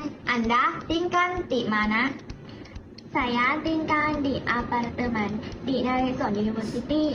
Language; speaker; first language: Indonesian; non-native, learner; Thai